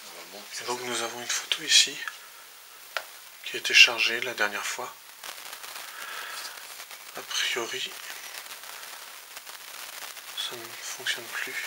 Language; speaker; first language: French; native; French